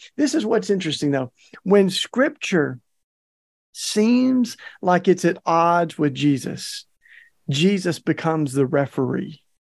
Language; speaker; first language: English; native; English